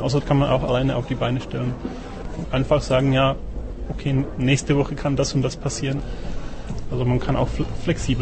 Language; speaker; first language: German; non-native, fluent; Czech